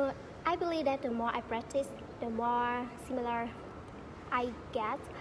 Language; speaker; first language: English; non-native, fluent; Vietnamese